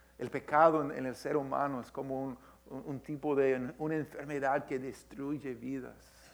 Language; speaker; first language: Spanish; early bilingual, heritage; Spanish